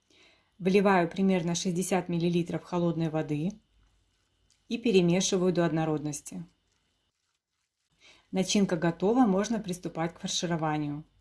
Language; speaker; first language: Russian; native; Russian